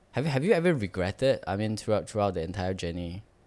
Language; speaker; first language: English; non-native, local second language; Chinese